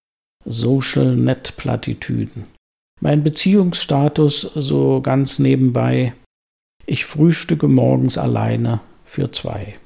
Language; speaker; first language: German; native; German